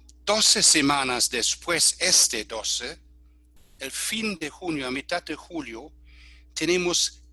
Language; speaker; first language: Spanish; non-native, fluent; German